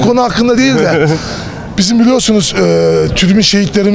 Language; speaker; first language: Turkish; native; Turkish